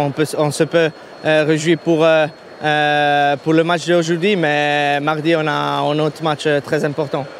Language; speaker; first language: French; non-native, fluent; Italian